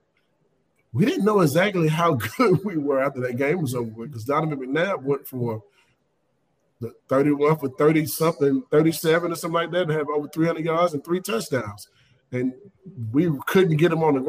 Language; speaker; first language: English; native; English